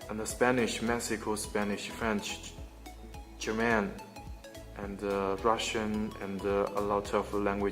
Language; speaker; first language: English; non-native, learner; Chinese